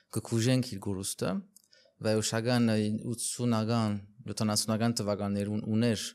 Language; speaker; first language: Armenian; early bilingual, heritage; Armenian